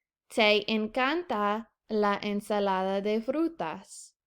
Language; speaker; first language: Spanish; non-native, fluent; English